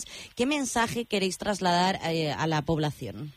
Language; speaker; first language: Spanish; native; Spanish